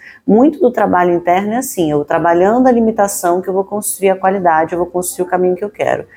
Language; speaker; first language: Portuguese; native; Portuguese